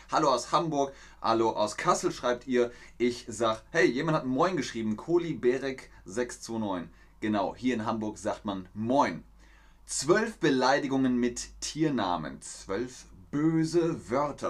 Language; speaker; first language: German; native; German